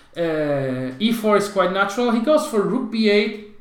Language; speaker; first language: English; non-native, fluent; Spanish